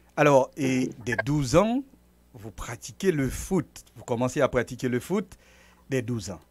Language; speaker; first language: French; non-native, local second language; Haitian Creole